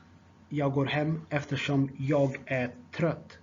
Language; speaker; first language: Swedish; non-native, fluent; Tigrinya